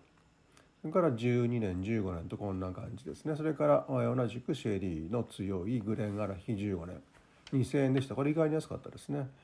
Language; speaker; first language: Japanese; native; Japanese